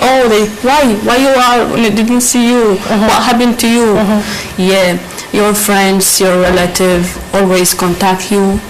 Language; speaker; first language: English; non-native, learner; Arabic